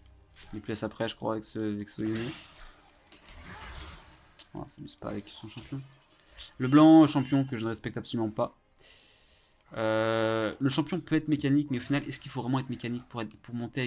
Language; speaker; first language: French; native; French